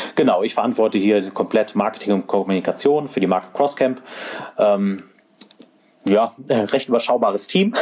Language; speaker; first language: German; native; German